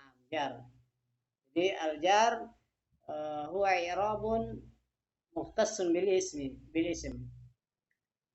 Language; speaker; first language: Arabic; non-native, fluent; Indonesian